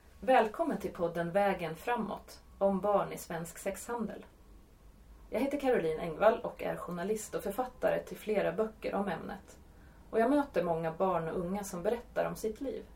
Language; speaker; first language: Swedish; native; Swedish